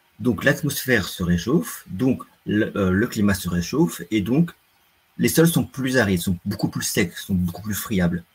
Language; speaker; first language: French; native; French